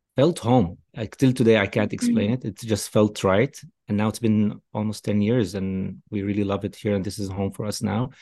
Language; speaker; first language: English; non-native, fluent; Arabic